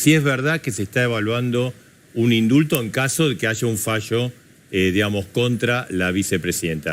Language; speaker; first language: Spanish; native; Spanish